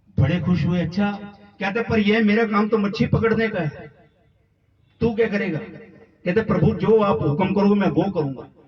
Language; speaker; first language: Hindi; non-native, local second language; Punjabi